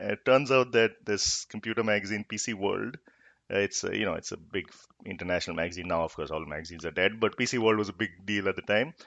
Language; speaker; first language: English; non-native, local second language; Hindi